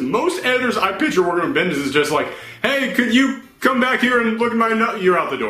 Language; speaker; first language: English; native; English